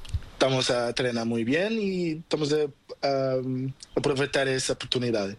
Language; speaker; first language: Spanish; non-native, learner; Portuguese